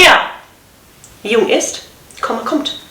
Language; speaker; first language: German; non-native, fluent; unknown